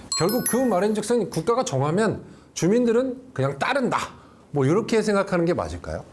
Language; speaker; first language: Korean; native; Korean